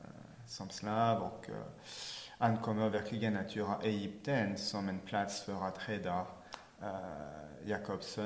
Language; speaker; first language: Swedish; non-native, fluent; French